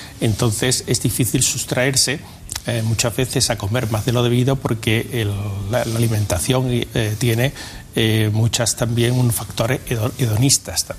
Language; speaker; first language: Spanish; native; Spanish